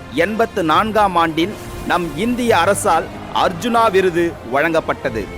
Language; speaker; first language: Tamil; native; Tamil